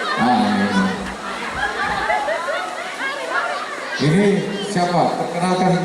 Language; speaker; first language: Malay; non-native, local second language; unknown